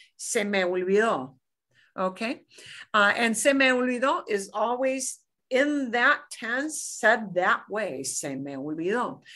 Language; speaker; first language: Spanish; non-native, fluent; English